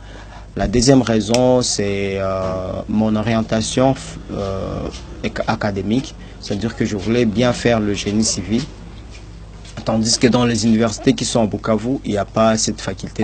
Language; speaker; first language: French; non-native, local second language; Swahili